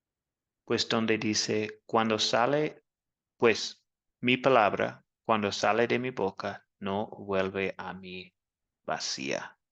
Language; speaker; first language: Spanish; non-native, fluent; English